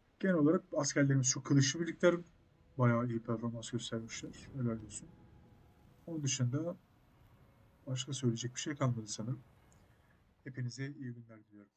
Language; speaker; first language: Turkish; native; Turkish